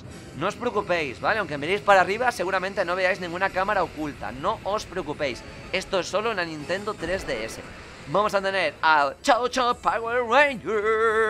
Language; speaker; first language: Spanish; native; Spanish